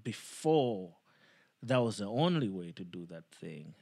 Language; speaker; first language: English; non-native, local second language; Nyanja